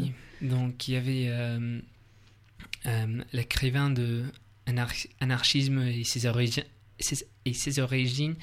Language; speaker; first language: French; non-native, learner; English